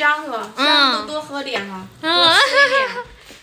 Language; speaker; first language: Chinese; native; Chinese